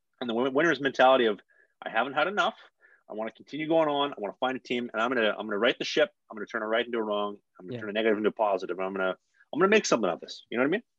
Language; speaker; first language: English; native; English